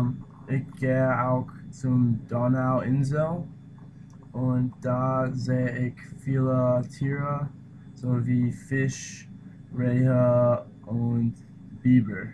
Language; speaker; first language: German; non-native, learner; English